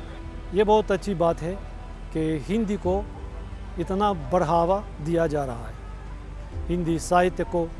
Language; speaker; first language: Hindi; non-native, fluent; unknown